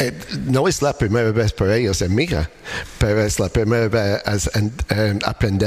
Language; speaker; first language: Spanish; non-native, learner; English